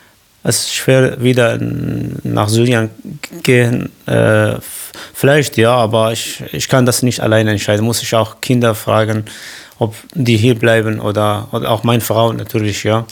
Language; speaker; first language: German; non-native, learner; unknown